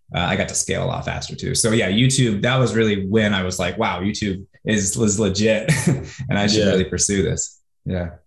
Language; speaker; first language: English; native; English